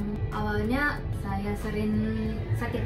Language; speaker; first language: Indonesian; non-native, fluent; Japanese